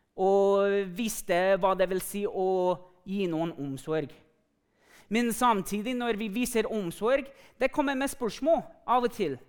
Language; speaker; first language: Norwegian; non-native, fluent; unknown